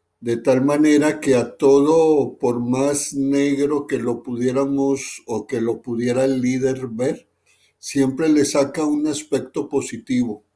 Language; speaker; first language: Spanish; native; Spanish